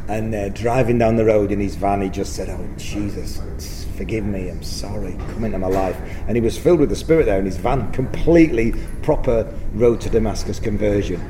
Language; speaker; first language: English; native; English